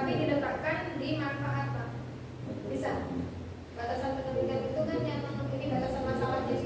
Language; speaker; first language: Indonesian; native; Indonesian